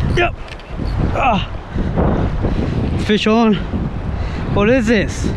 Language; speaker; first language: English; native; English